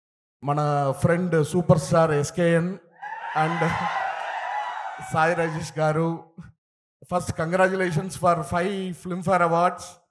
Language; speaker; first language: Telugu; non-native, learner; Tamil